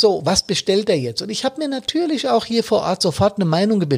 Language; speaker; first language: German; native; German